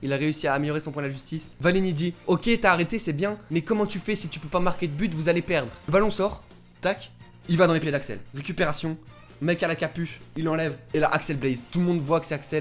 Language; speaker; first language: French; native; French